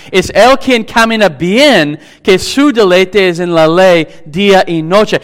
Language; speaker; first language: Spanish; non-native, fluent; English